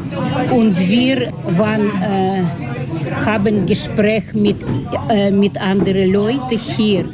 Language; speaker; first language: German; non-native, learner; Ukrainian